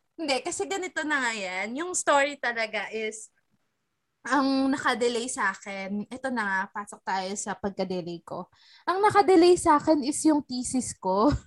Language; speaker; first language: Filipino; native; Filipino